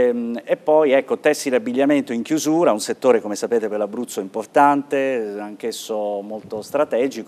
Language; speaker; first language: Italian; native; Italian